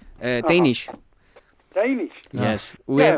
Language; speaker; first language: English; non-native, fluent; Danish